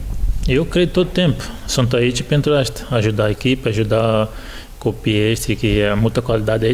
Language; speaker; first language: Romanian; non-native, learner; Portuguese